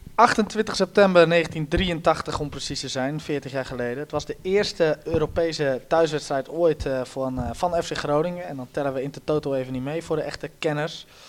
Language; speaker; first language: Dutch; native; Dutch